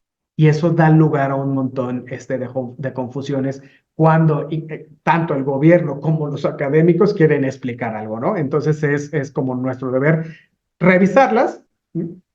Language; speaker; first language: Spanish; native; Spanish